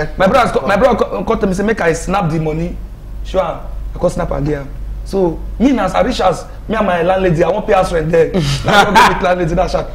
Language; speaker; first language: Nigerian Pidgin; non-native, local second language; Yoruba